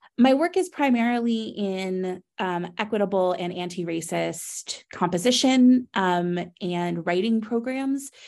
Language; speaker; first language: English; native; English